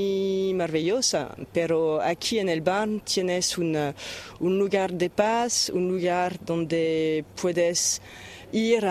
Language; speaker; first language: Spanish; non-native, fluent; French